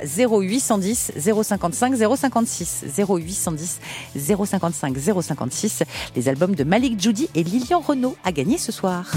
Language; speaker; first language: French; native; French